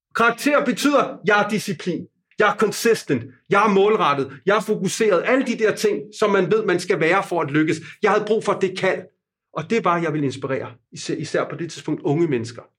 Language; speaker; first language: Danish; non-native, fluent; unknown